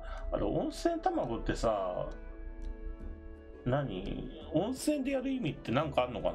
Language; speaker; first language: Japanese; native; Japanese